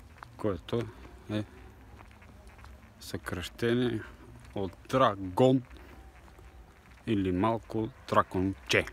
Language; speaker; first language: Bulgarian; native; Bulgarian